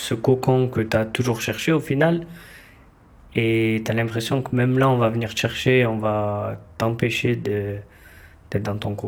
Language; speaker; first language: French; native; French